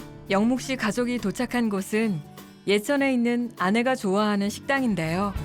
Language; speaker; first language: Korean; native; Korean